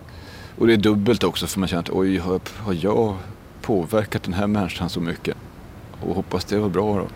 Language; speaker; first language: Swedish; native; Swedish